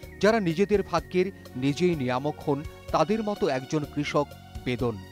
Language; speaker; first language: Bangla; native; Bangla